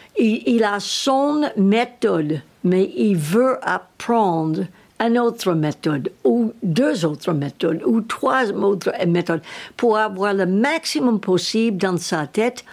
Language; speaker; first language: French; non-native, learner; English